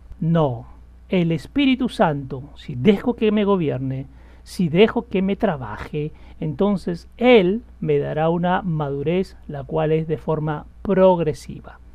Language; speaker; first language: Spanish; native; Spanish